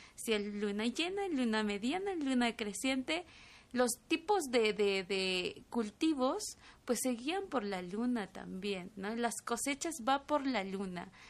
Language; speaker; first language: Spanish; non-native, local second language; Tzotzil